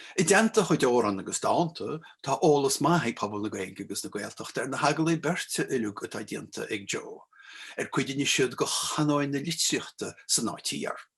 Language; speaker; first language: Irish; native; Irish